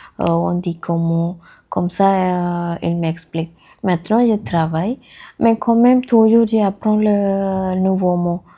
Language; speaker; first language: French; non-native, learner; Tamil